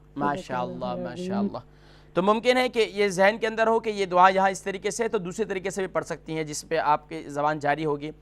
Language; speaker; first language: Urdu; native; Urdu